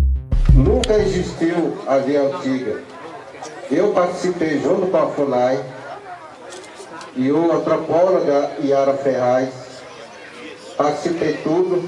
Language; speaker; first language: Portuguese; non-native, local second language; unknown